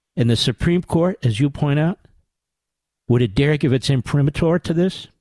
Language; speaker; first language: English; native; English